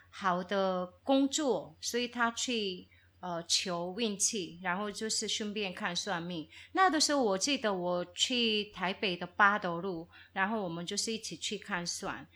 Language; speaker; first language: Chinese; non-native, fluent; Korean